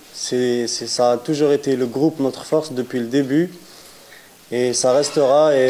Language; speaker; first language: French; native; French